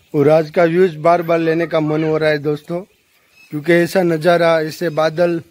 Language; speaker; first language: Hindi; non-native, local second language; Gujarati